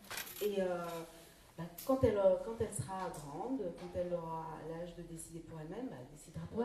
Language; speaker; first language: French; native; French